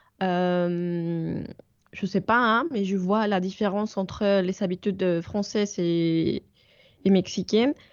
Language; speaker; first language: French; non-native, fluent; Spanish